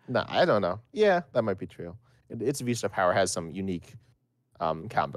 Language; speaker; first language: English; native; English